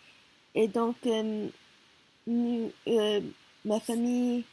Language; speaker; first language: French; non-native, learner; Korean